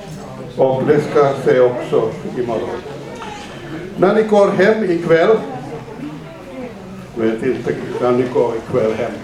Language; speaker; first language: Swedish; non-native, fluent; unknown